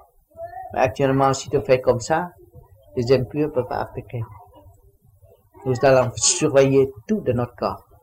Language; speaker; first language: French; non-native, learner; Vietnamese